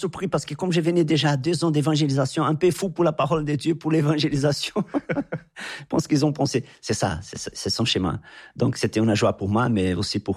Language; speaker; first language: French; non-native, fluent; Portuguese